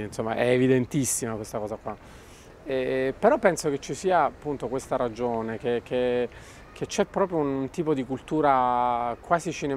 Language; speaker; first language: Italian; native; Italian